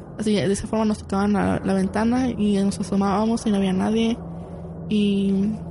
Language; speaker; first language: Spanish; early bilingual, heritage; Spanish